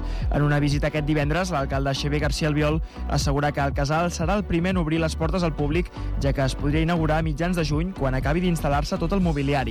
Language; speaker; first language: Catalan; native; Catalan